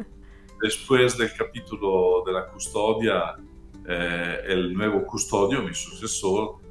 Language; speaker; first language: Spanish; non-native, fluent; Italian